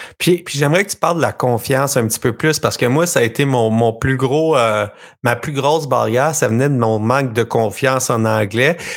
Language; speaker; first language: French; native; French